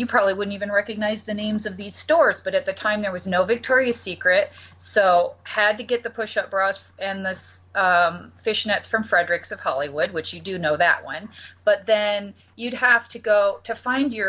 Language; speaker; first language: English; native; English